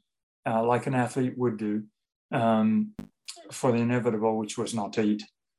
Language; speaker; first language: English; native; English